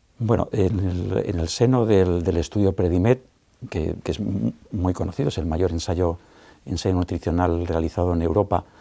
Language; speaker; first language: Spanish; native; Spanish